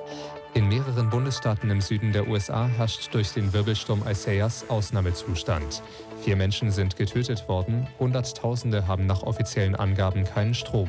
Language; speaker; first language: German; native; German